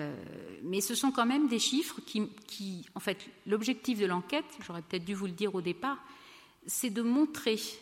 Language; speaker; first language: French; native; French